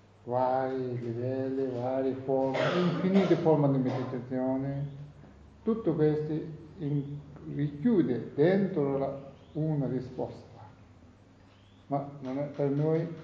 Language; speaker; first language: Italian; non-native, learner; Tibetan